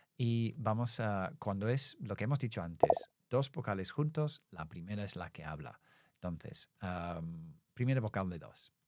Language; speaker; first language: Spanish; non-native, fluent; English